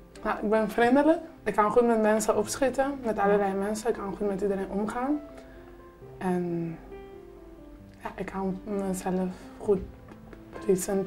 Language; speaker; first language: Dutch; early bilingual, other home language; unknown